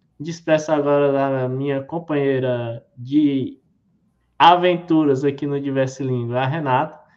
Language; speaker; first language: Portuguese; native; Portuguese